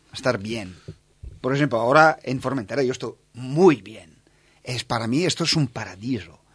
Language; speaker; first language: Spanish; non-native, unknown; Italian